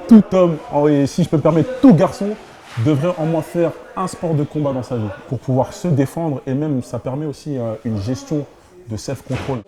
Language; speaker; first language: French; native; French